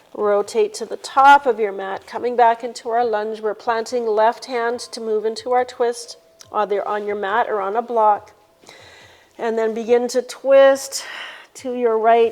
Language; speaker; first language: English; native; English